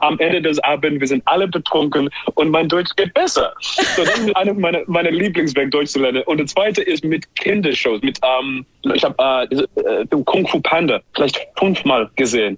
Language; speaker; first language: German; non-native, learner; English